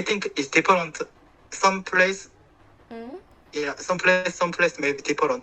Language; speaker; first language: English; non-native, learner; Korean